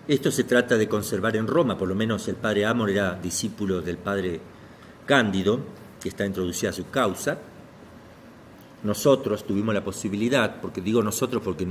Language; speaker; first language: Spanish; native; Spanish